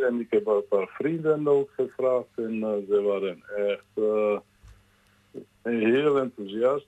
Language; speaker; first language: Dutch; non-native, learner; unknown